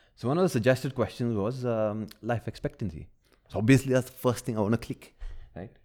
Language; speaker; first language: English; early bilingual, other home language; Malayalam